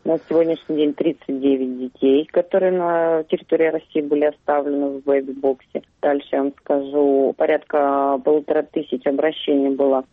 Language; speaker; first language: Russian; native; Russian